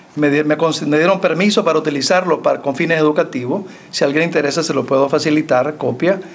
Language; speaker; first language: Spanish; native; Spanish